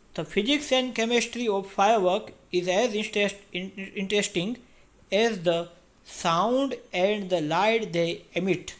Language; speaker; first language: English; non-native, local second language; Gujarati